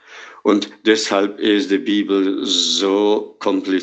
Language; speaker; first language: German; non-native, fluent; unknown